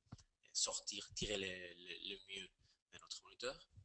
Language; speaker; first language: French; non-native, fluent; Spanish